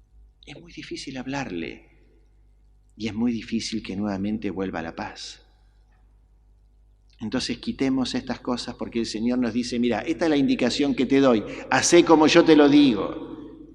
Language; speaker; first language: Spanish; native; Spanish